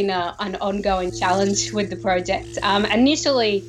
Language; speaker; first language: English; native; English